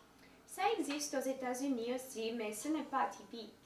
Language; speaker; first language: French; non-native, learner; English